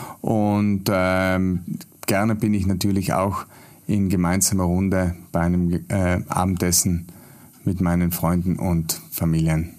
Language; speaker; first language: German; native; German